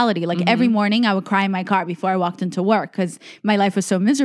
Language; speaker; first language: English; native; English